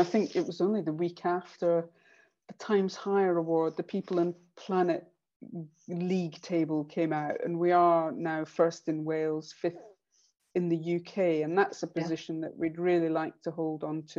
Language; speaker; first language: English; native; English